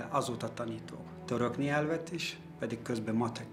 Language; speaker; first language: Hungarian; non-native, fluent; Turkish